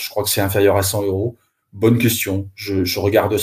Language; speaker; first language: French; native; French